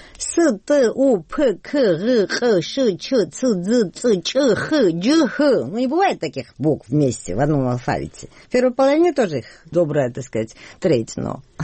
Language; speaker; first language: Russian; non-native, local second language; Georgian